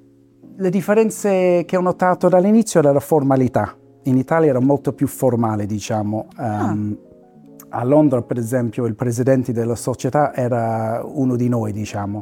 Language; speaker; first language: Italian; non-native, fluent; English